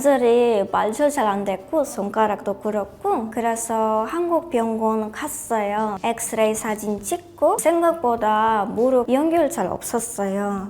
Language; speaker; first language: Korean; non-native, learner; Polish